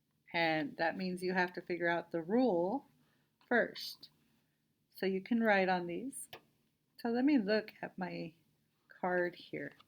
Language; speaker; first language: English; native; English